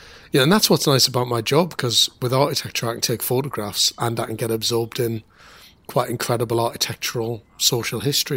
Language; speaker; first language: English; native; English